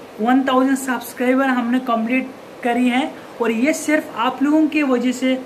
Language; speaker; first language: Hindi; native; Hindi